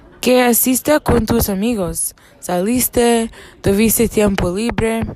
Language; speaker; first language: Spanish; non-native, learner; English